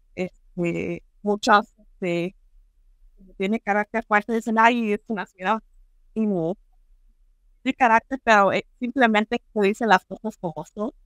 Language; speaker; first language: Spanish; early bilingual, heritage; Spanish